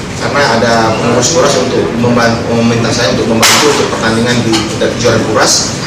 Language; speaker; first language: Malay; native; Malay